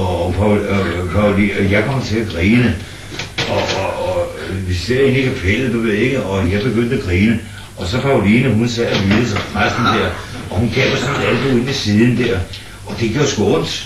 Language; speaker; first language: Danish; native; Danish